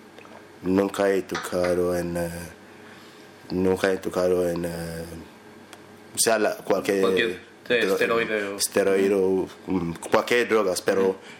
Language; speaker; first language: Spanish; non-native, learner; English